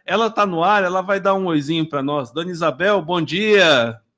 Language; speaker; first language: Portuguese; native; Portuguese